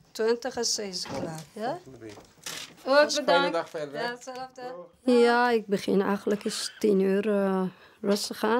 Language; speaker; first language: Dutch; non-native, fluent; Persian